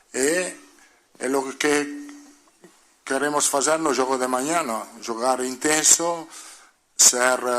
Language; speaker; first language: Portuguese; non-native, learner; Italian